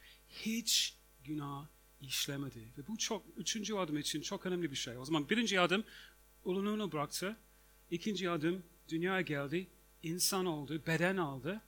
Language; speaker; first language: Turkish; non-native, fluent; English